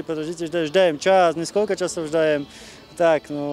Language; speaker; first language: Russian; non-native, learner; Slovak